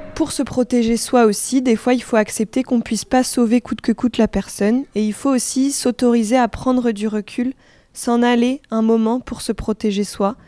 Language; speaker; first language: French; native; French